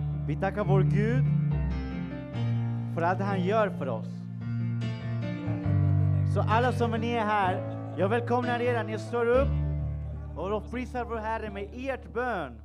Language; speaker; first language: Swedish; non-native, fluent; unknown